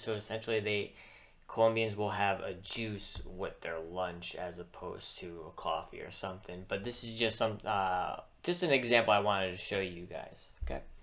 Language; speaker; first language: English; native; English